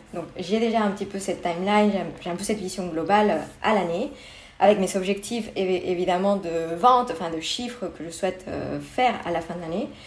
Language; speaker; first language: French; non-native, fluent; Spanish